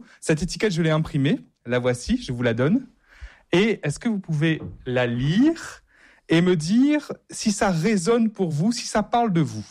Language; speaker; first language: French; native; French